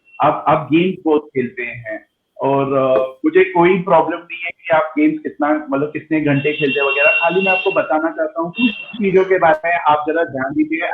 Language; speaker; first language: Hindi; non-native, local second language; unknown